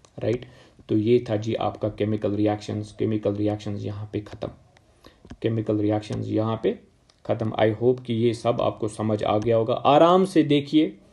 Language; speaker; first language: Hindi; non-native, local second language; Kashmiri